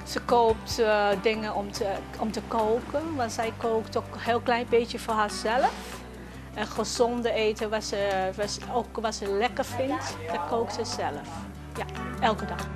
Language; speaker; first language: Dutch; non-native, fluent; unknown